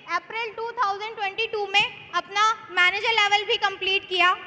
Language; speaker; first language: Hindi; native; Hindi